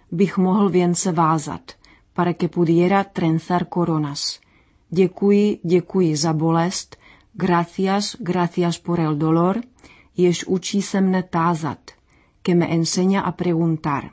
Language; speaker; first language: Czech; non-native, fluent; Spanish